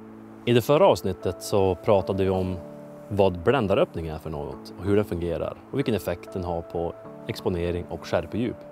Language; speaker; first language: Swedish; native; Swedish